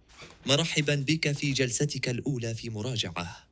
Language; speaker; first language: Arabic; non-native, learner; English